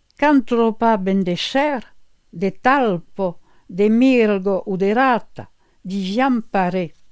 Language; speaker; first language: Occitan; native; Occitan